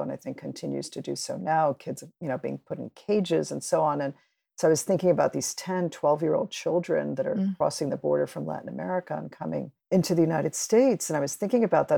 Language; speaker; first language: English; early bilingual, other home language; Spanish